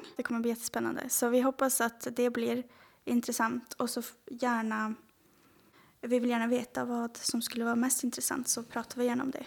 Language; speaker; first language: Swedish; native; Swedish